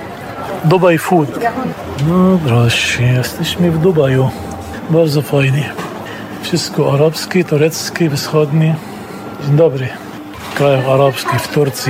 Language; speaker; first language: Polish; non-native, fluent; Arabic